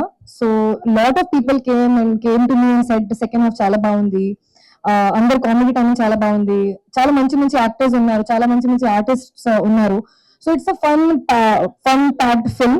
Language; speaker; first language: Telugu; non-native, fluent; Hindi